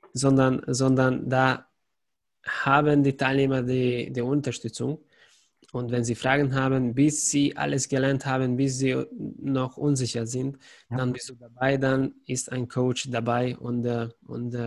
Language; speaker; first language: German; non-native, fluent; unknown